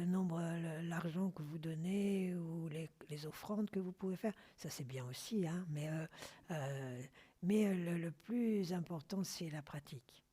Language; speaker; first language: French; native; French